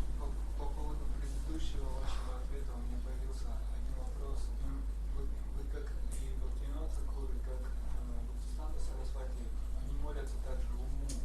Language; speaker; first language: Russian; native; Russian